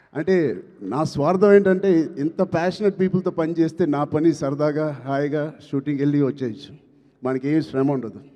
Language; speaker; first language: Telugu; native; Telugu